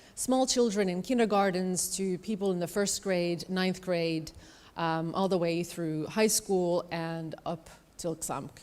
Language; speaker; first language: English; non-native, fluent; Finnish